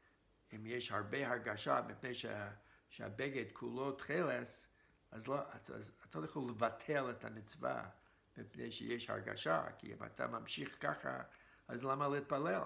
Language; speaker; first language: Hebrew; non-native, fluent; English